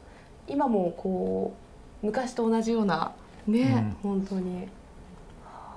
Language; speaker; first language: Japanese; native; Japanese